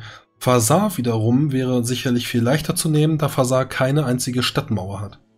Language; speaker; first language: German; native; German